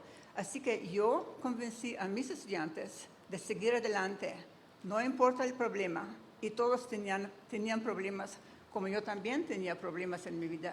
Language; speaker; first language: Spanish; non-native, fluent; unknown